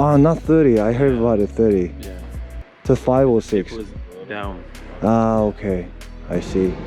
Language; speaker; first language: English; non-native, learner; Korean